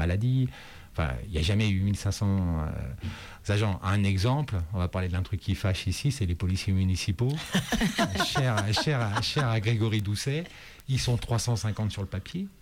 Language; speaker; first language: French; native; French